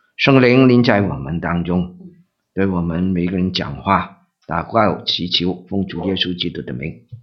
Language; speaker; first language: Chinese; non-native, local second language; Cantonese